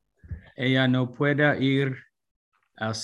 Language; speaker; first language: Spanish; non-native, learner; English